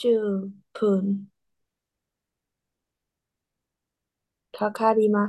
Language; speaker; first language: Japanese; non-native, learner; Chinese